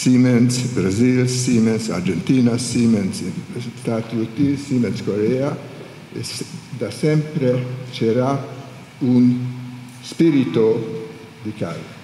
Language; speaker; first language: Italian; non-native, learner; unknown